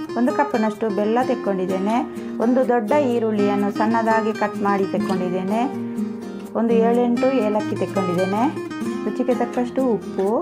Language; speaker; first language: Kannada; non-native, local second language; Tulu